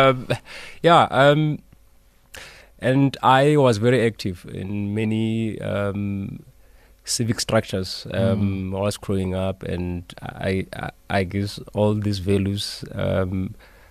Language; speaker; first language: English; non-native, local second language; Southern Sotho